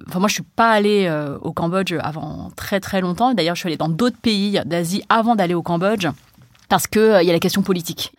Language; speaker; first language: French; early bilingual, other home language; Chinese